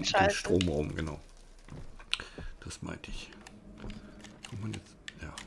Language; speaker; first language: German; native; German